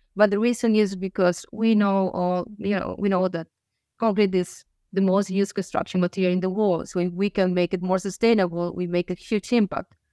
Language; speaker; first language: English; non-native, fluent; Galician